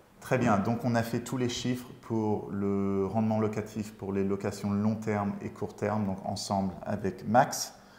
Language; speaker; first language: French; native; French